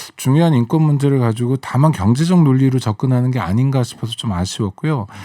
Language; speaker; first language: Korean; native; Korean